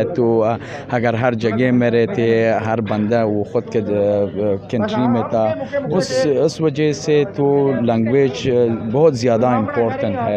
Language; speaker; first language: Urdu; non-native, learner; Pashto